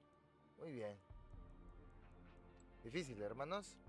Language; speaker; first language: Spanish; native; Spanish